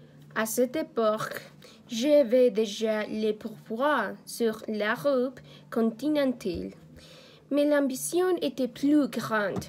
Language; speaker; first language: French; non-native, learner; Spanish